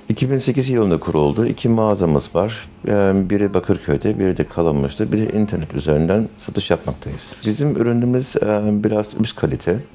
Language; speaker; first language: Turkish; early bilingual, heritage; Turkish